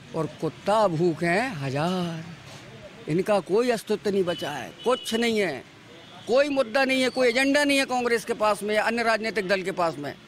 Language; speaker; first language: Hindi; native; Hindi